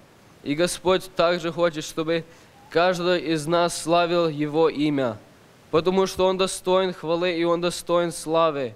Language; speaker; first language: Russian; early bilingual, heritage; Russian